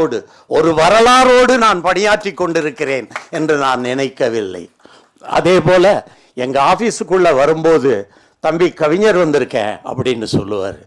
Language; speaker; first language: Tamil; native; Tamil